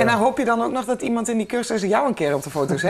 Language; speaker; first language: Dutch; native; Dutch